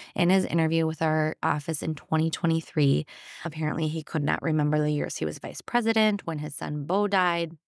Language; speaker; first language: English; native; English